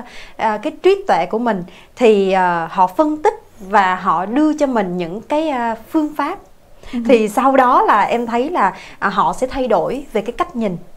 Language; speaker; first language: Vietnamese; native; Vietnamese